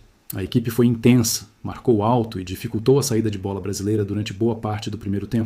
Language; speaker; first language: Portuguese; native; Portuguese